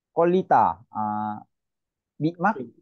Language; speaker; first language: Korean; non-native, learner; Vietnamese